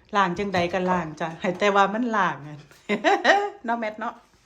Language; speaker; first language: Thai; native; Thai